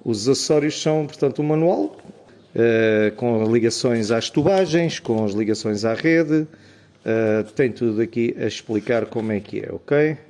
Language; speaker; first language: Portuguese; native; Portuguese